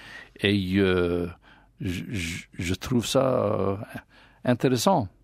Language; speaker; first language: French; non-native, learner; English